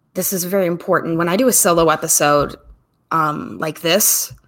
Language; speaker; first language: English; native; English